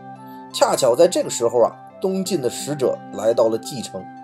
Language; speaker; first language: Chinese; native; Chinese